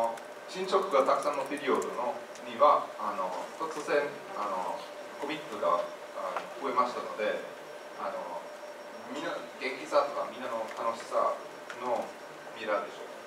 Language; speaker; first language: Japanese; non-native, fluent; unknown